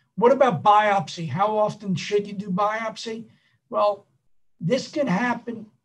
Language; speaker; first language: English; native; English